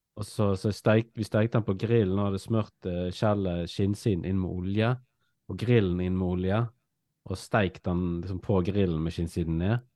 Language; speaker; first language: Norwegian; native; Norwegian